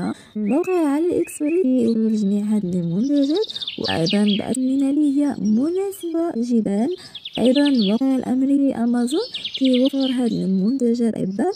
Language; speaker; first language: Arabic; native; Arabic